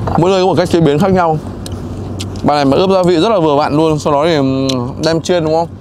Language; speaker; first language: Vietnamese; native; Vietnamese